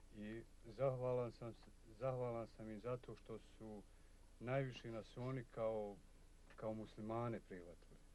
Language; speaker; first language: Bosnian; native; Bosnian